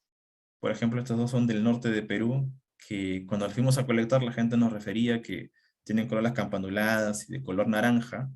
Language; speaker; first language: Spanish; native; Spanish